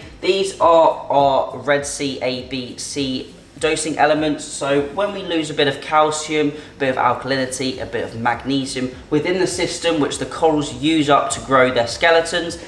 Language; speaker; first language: English; native; English